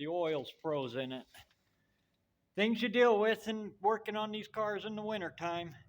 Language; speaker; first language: English; native; English